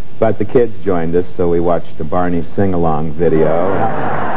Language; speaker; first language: English; native; English